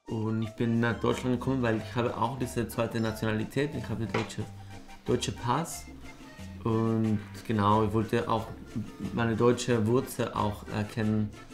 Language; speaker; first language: German; non-native, fluent; Spanish